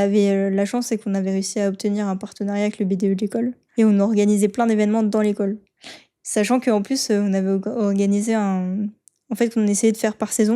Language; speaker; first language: French; native; French